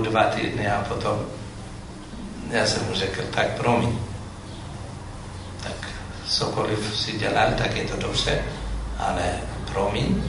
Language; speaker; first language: Czech; non-native, fluent; Amharic